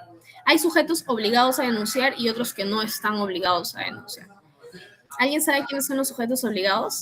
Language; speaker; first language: Spanish; native; Spanish